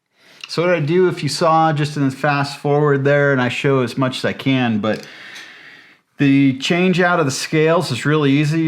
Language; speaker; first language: English; native; English